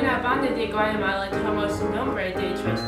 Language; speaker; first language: Spanish; non-native, learner; English